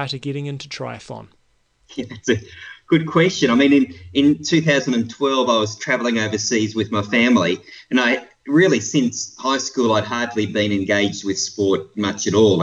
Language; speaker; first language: English; native; English